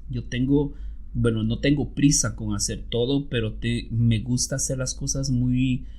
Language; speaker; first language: Spanish; native; Spanish